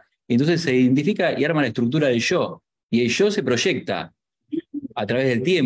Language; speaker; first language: Spanish; native; Spanish